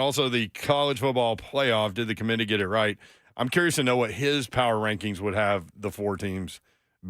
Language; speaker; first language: English; native; English